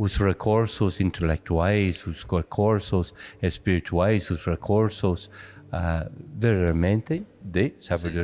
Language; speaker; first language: Portuguese; non-native, fluent; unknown